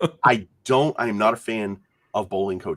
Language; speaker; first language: English; native; English